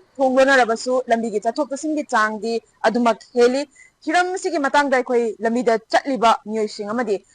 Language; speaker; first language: Manipuri; native; Manipuri